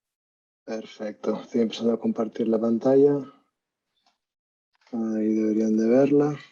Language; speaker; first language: Spanish; native; Spanish